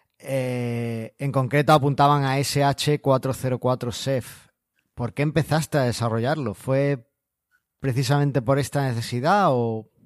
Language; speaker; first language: Spanish; native; Spanish